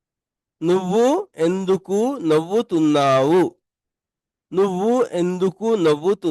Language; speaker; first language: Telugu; non-native, local second language; Urdu